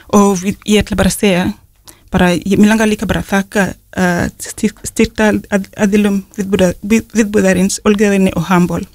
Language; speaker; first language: Icelandic; non-native, fluent; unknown